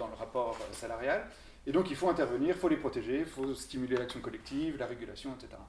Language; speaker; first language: French; native; French